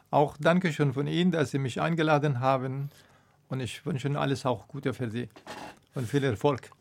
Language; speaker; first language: German; non-native, fluent; Persian